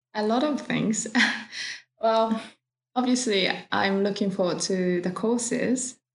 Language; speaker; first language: English; non-native, fluent; Japanese